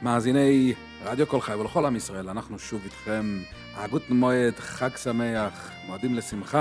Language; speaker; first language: Hebrew; native; Hebrew